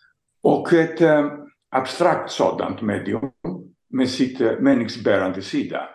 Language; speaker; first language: Swedish; non-native, fluent; Greek